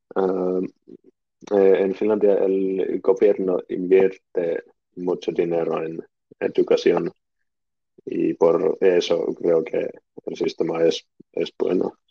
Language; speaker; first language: Spanish; non-native, learner; Finnish